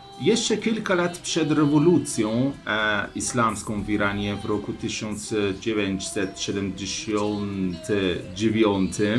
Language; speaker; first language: Polish; non-native, learner; Persian